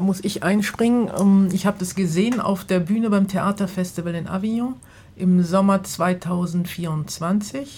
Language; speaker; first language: German; native; German